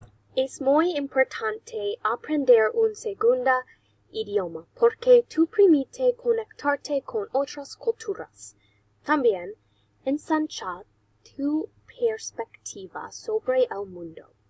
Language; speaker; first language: Spanish; non-native, learner; English